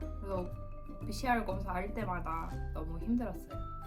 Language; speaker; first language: Korean; non-native, fluent; Russian